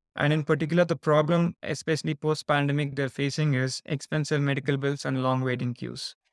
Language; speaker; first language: English; non-native, local second language; Telugu